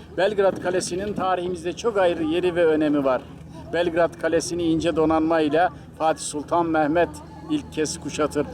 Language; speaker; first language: Turkish; native; Turkish